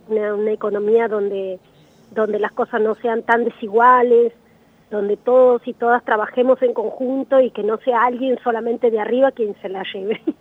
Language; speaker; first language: Spanish; native; Spanish